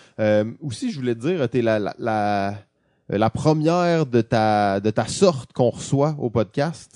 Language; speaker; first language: French; native; French